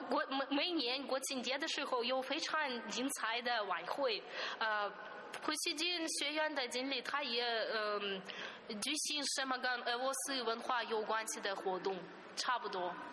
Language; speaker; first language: Chinese; non-native, fluent; Russian